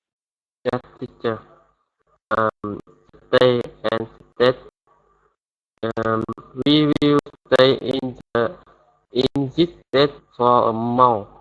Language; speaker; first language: English; non-native, learner; Vietnamese